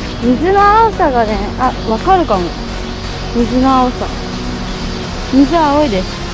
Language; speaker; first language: Japanese; native; Japanese